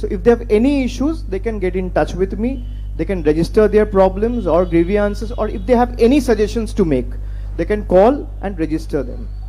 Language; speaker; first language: English; non-native, local second language; Bangla